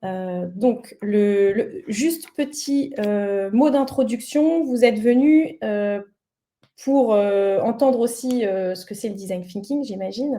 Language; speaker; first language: French; native; French